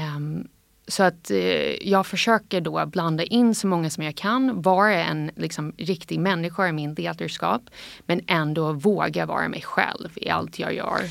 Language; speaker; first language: Swedish; non-native, fluent; English